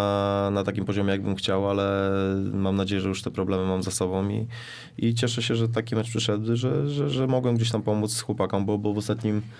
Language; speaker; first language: Polish; native; Polish